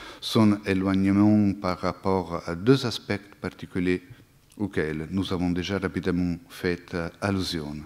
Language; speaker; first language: French; non-native, fluent; Italian